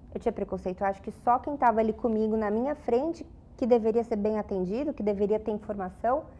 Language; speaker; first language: Portuguese; native; Portuguese